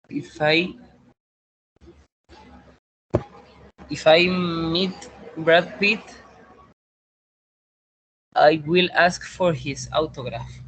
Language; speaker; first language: English; non-native, learner; Spanish